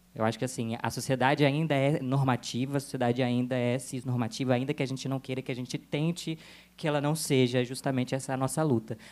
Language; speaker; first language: Portuguese; native; Portuguese